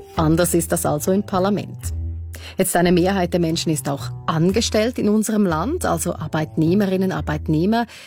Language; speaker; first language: German; native; German